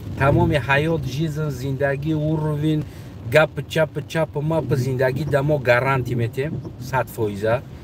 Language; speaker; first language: Tajik; non-native, local second language; Uzbek